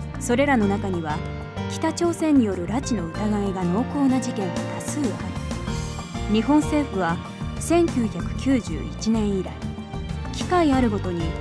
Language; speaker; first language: Japanese; native; Japanese